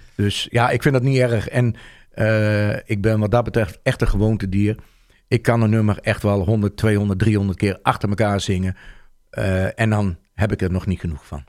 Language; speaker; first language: Dutch; native; Dutch